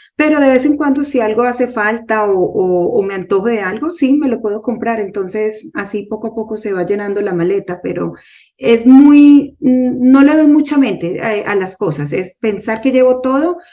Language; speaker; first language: Spanish; native; Spanish